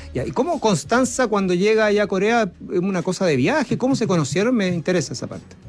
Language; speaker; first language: Spanish; native; Spanish